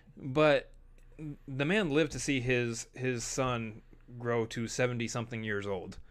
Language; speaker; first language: English; native; English